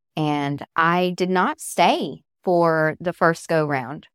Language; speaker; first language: English; native; English